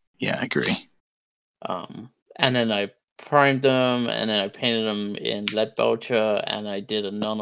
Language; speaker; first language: English; native; English